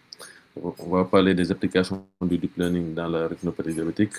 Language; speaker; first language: French; non-native, local second language; Wolof